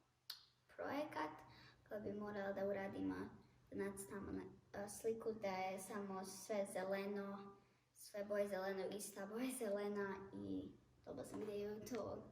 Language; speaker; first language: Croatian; early bilingual, heritage; Bosnian